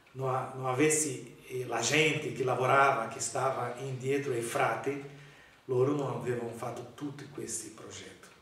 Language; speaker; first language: Italian; non-native, learner; Portuguese